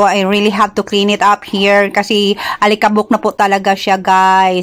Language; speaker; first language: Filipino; non-native, local second language; Cebuano